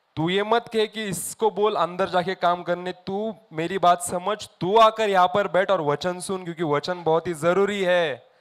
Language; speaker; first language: Hindi; non-native, local second language; Marathi